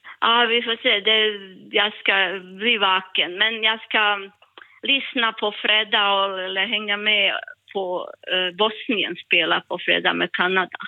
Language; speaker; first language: Swedish; non-native, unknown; Serbian